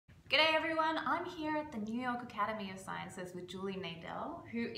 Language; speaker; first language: English; native; English